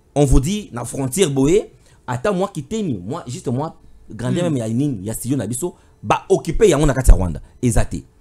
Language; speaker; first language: French; non-native, local second language; Lingala